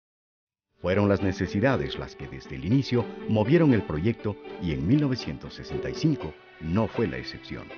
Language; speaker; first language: Spanish; native; Spanish